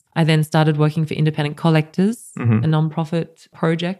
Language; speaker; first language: English; native; English